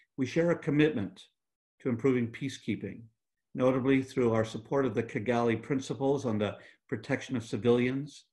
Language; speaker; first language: English; native; English